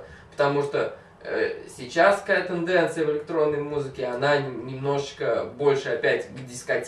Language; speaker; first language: Russian; native; Russian